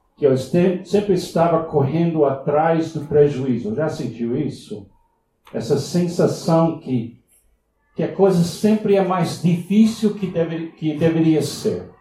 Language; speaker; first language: Portuguese; non-native, fluent; English